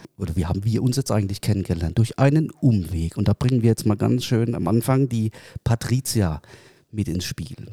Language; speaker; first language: German; native; German